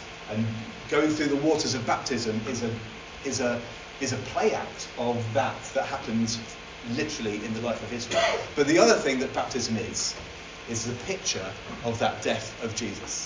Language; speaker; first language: English; native; English